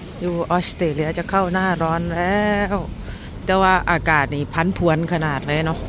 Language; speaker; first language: Thai; non-native, local second language; Northeastern Thai